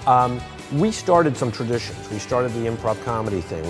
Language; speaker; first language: English; native; English